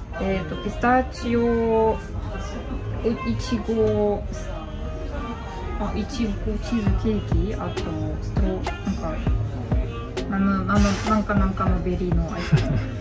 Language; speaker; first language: Japanese; non-native, learner; German